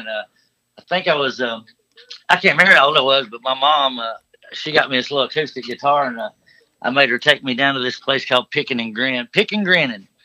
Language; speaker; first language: English; native; English